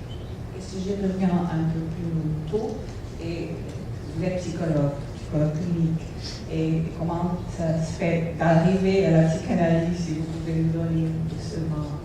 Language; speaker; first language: French; non-native, fluent; Portuguese